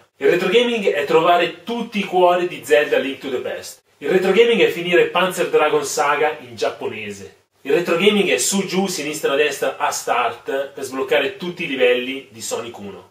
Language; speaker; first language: Italian; native; Italian